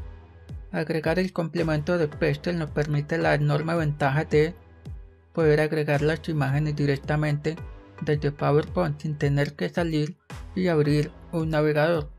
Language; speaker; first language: Spanish; native; Spanish